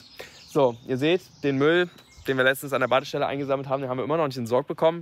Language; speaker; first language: German; native; German